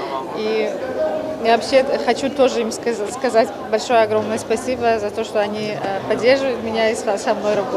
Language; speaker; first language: Russian; non-native, local second language; Tajik